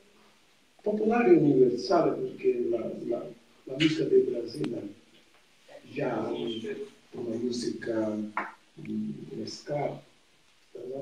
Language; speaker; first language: Italian; non-native, fluent; Portuguese